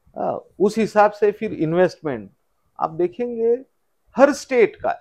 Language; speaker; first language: Hindi; non-native, local second language; Marathi